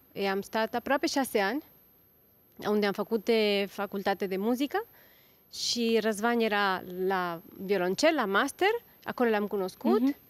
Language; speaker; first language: Romanian; non-native, fluent; Spanish